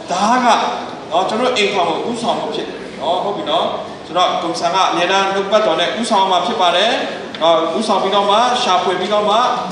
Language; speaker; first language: Burmese; non-native, local second language; Kachin